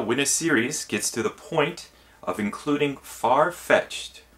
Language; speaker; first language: English; native; English